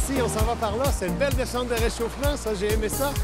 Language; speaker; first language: French; native; French